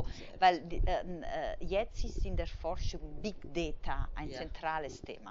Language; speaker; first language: German; non-native, fluent; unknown